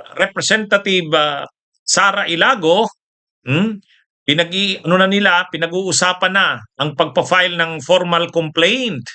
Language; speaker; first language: Filipino; native; Filipino